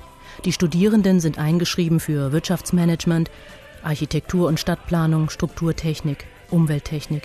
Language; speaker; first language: German; native; German